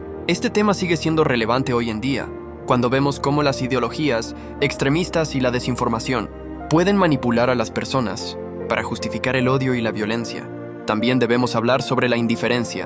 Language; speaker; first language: Spanish; native; Spanish